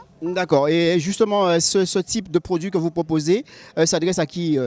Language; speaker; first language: French; native; French